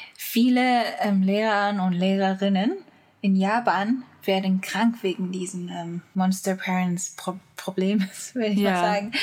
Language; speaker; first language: German; non-native, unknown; Japanese